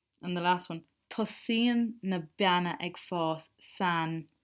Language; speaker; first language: Irish; non-native, local second language; English